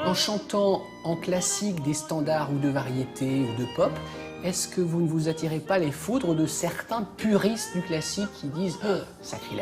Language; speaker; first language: French; native; French